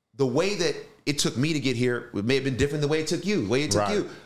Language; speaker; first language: English; native; English